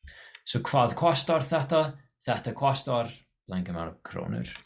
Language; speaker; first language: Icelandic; non-native, learner; English